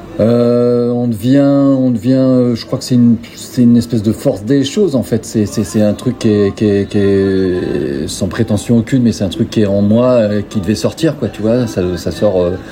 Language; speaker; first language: French; non-native, fluent; Portuguese